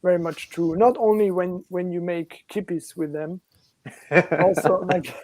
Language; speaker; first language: English; non-native, fluent; German